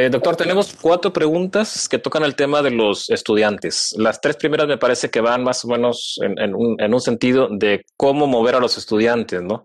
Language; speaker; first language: Spanish; native; Spanish